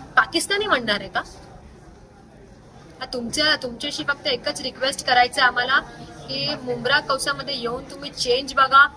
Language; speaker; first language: Marathi; non-native, local second language; Urdu